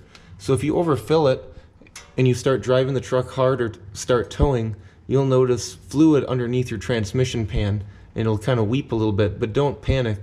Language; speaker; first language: English; native; English